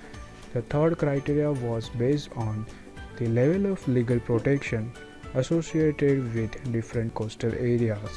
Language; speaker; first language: English; non-native, fluent; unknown